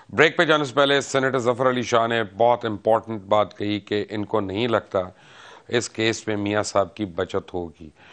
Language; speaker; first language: Urdu; native; Urdu